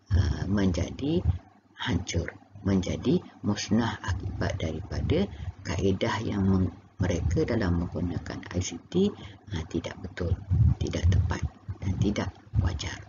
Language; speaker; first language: Malay; native; Malay